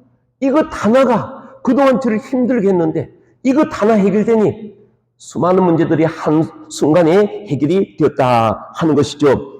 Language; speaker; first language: Korean; native; Korean